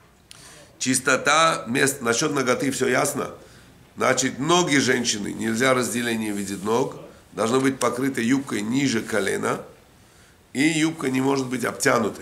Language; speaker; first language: Russian; native; Russian